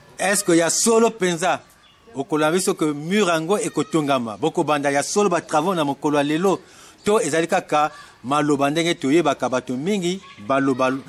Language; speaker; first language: Lingala; native; Lingala